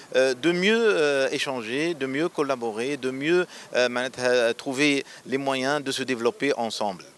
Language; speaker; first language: French; non-native, local second language; Arabic